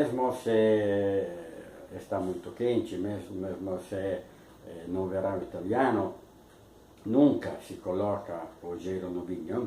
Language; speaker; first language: Portuguese; non-native, fluent; Italian